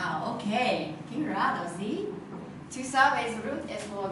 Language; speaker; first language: Spanish; non-native, learner; English